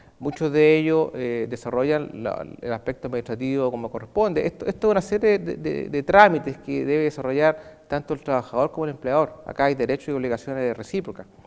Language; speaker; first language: Spanish; native; Spanish